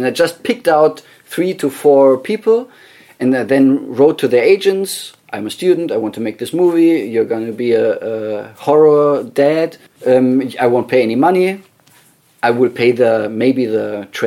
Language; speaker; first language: English; non-native, fluent; German